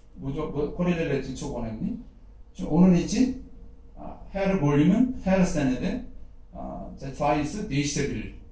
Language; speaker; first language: Turkish; non-native, fluent; Korean